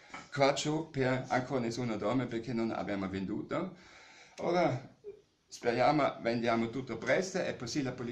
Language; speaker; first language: Italian; non-native, learner; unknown